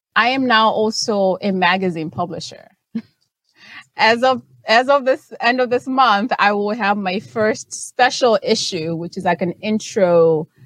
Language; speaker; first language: English; non-native, local second language; Shona